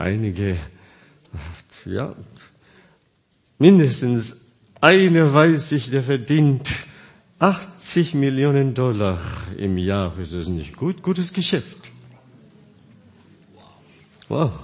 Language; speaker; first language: German; non-native, fluent; Korean